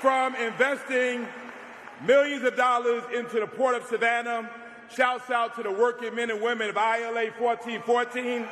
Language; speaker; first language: English; native; English